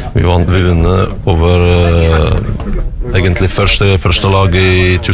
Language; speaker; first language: Norwegian; non-native, learner; Russian